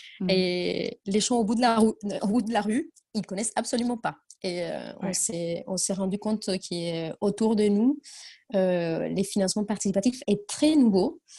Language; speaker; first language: French; non-native, fluent; Spanish